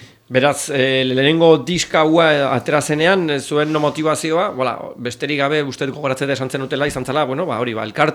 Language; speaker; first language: Basque; native; Basque